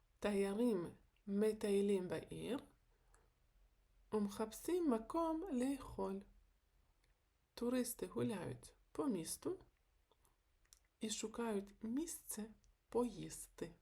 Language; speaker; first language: Hebrew; non-native, fluent; Ukrainian